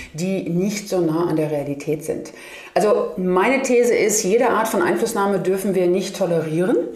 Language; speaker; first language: German; native; German